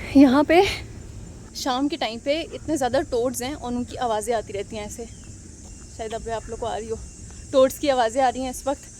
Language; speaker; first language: Urdu; native; Urdu